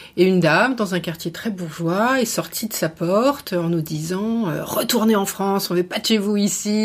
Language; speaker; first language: French; native; French